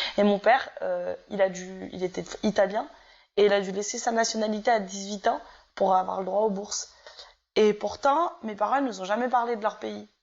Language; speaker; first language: French; native; French